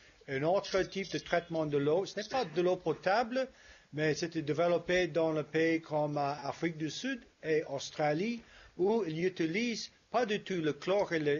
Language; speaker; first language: French; non-native, fluent; English